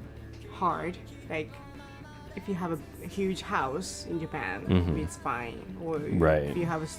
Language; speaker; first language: English; non-native, learner; Japanese